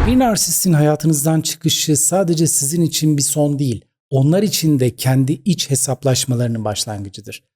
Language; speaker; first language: Turkish; native; Turkish